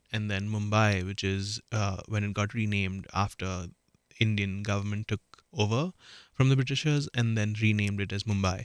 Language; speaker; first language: English; non-native, local second language; Marathi